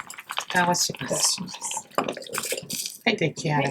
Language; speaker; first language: Japanese; native; Japanese